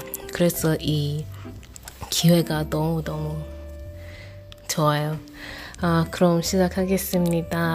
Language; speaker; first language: Korean; non-native, fluent; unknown